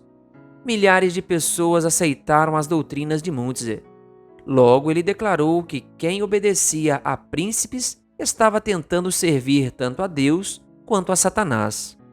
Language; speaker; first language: Portuguese; native; Portuguese